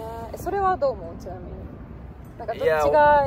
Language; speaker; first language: Japanese; non-native, fluent; Polish